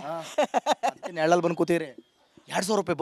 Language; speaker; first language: Kannada; native; Kannada